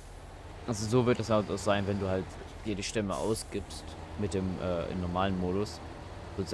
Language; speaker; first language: German; native; German